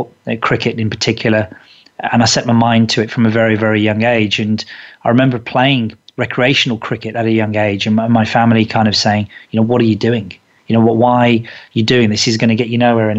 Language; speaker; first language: English; native; English